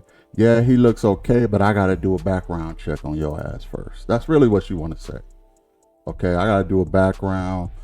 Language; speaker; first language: English; native; English